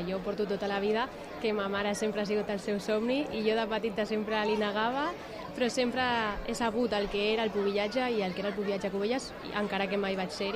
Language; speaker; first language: Catalan; native; Catalan